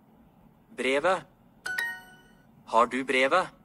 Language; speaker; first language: Norwegian; non-native, learner; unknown